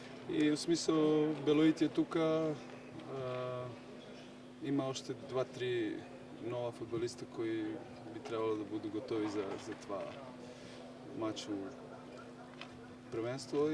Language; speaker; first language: Bulgarian; non-native, learner; Serbian